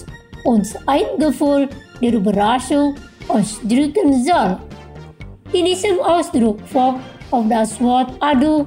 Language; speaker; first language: German; non-native, fluent; Indonesian